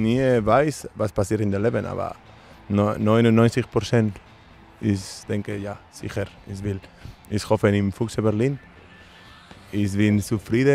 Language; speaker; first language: German; non-native, learner; Spanish